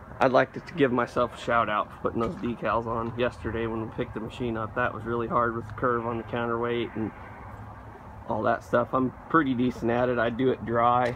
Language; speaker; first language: English; native; English